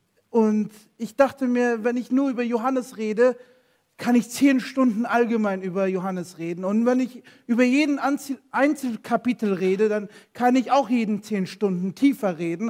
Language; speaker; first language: German; non-native, fluent; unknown